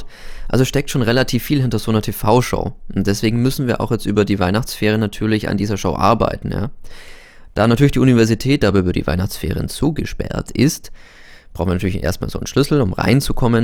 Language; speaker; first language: German; native; German